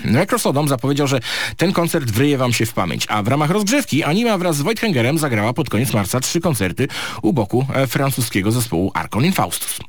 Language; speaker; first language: Polish; native; Polish